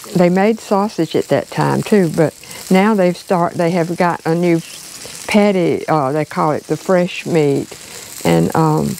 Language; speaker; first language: English; native; English